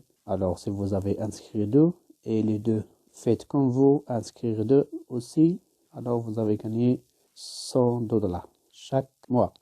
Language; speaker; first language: French; non-native, learner; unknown